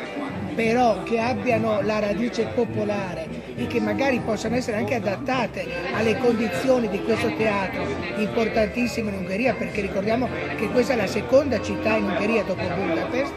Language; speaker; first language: Italian; native; Italian